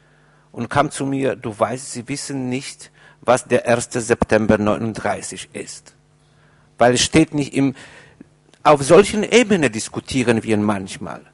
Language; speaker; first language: German; non-native, fluent; Polish